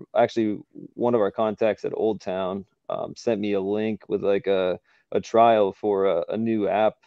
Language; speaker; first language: English; native; English